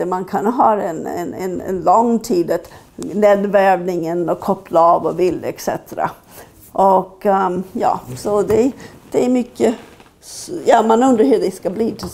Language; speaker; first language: Swedish; non-native, fluent; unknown